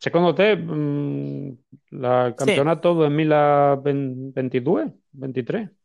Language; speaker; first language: Italian; non-native, fluent; Spanish